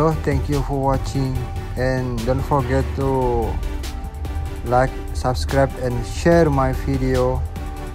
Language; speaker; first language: English; non-native, learner; Indonesian